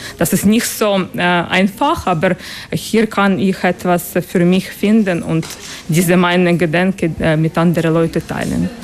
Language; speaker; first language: German; non-native, learner; Ukrainian